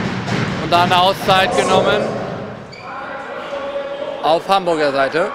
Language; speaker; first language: German; native; German